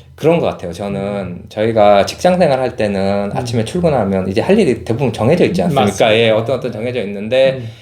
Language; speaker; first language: Korean; native; Korean